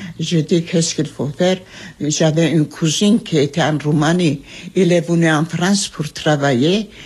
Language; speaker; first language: French; non-native, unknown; Armenian